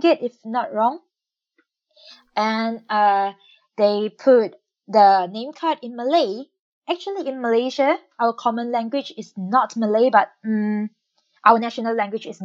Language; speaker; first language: English; non-native, local second language; Chinese